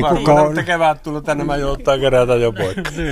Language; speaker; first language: Finnish; native; Finnish